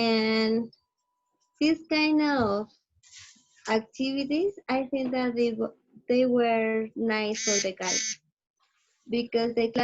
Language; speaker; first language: English; non-native, learner; Spanish